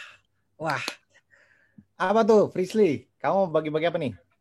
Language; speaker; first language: Indonesian; native; Indonesian